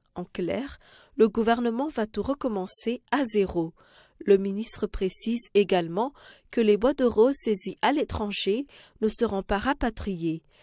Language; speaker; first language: French; non-native, local second language; Malagasy